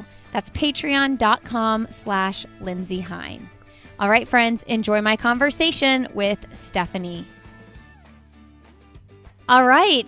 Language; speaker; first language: English; native; English